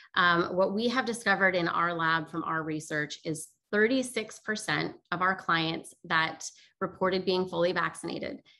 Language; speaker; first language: English; native; English